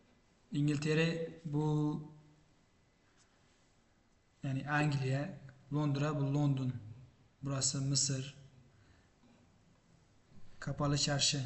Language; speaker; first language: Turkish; non-native, fluent; Uzbek